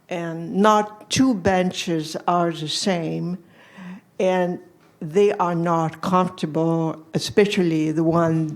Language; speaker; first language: English; non-native, fluent; French